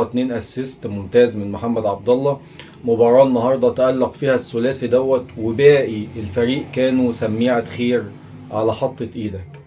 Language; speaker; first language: Arabic; native; Arabic